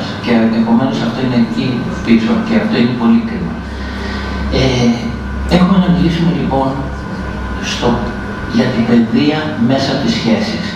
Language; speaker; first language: Greek; native; Greek